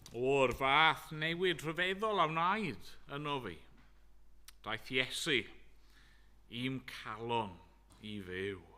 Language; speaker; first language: Welsh; native; Welsh